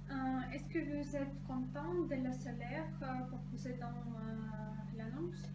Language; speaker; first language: French; non-native, learner; Russian